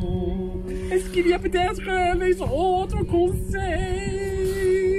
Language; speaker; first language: French; non-native, learner; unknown